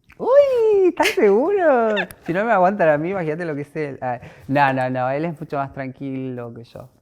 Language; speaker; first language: Spanish; native; Spanish